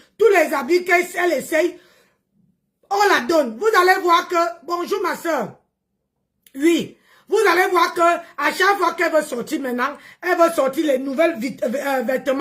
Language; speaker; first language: French; non-native, local second language; Lingala